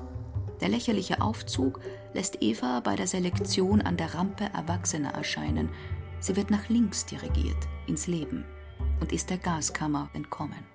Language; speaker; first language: German; native; German